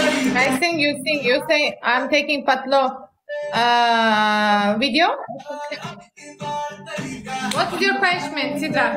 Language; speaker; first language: English; non-native, learner; Arabic